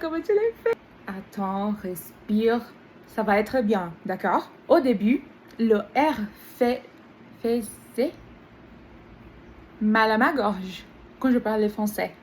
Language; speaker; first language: French; non-native, learner; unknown